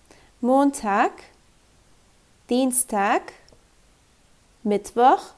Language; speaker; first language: German; non-native, fluent; Turkish